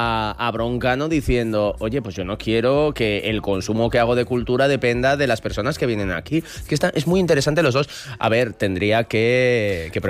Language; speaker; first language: Spanish; native; Spanish